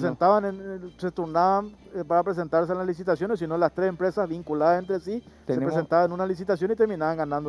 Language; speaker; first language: Spanish; native; Spanish